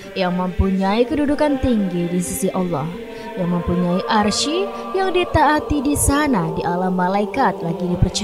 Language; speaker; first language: Indonesian; native; Indonesian